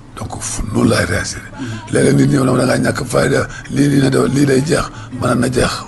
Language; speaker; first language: Wolof; native; Wolof